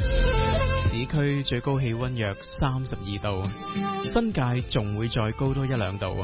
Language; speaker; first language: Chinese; non-native, local second language; Cantonese